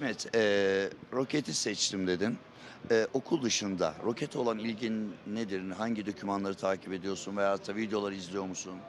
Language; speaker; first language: Turkish; native; Turkish